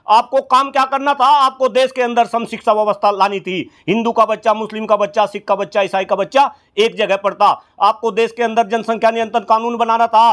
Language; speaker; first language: Hindi; native; Hindi